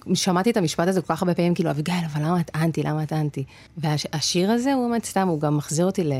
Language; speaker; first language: Hebrew; native; Hebrew